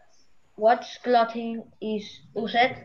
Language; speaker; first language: English; non-native, learner; Spanish